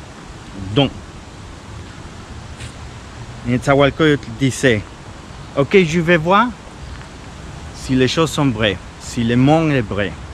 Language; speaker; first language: French; non-native, fluent; Spanish